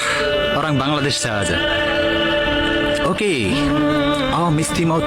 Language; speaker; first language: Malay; non-native, learner; Bangla